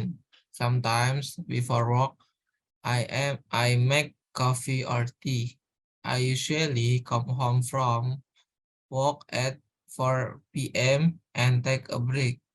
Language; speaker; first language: English; non-native, learner; Indonesian